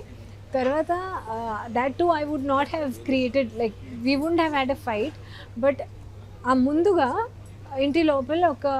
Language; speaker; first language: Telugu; non-native, learner; Hindi